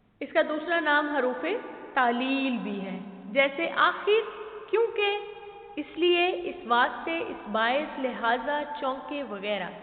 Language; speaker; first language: Urdu; native; Urdu